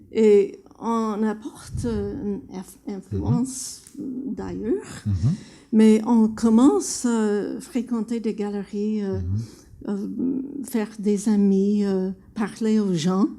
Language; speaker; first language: French; non-native, fluent; English